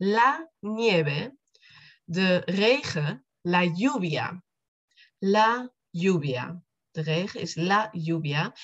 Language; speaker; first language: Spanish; non-native, fluent; Dutch